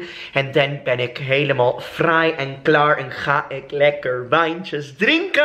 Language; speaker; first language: Dutch; non-native, fluent; English